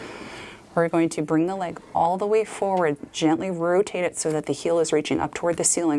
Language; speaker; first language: English; native; English